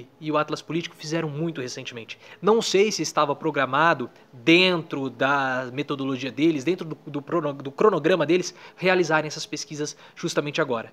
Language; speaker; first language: Portuguese; native; Portuguese